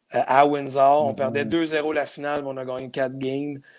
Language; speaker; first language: French; native; French